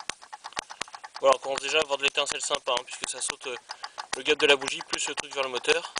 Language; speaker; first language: French; native; French